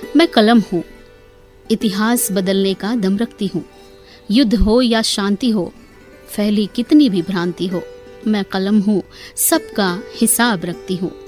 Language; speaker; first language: Hindi; native; Hindi